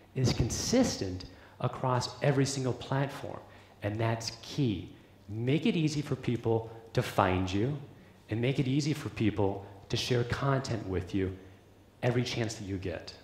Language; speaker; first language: English; native; English